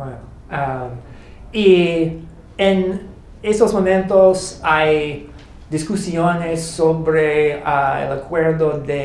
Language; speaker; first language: Spanish; non-native, learner; English